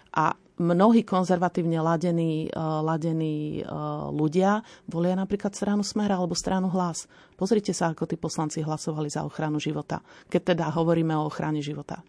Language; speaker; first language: Slovak; native; Slovak